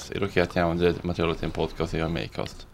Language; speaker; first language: Swedish; native; Swedish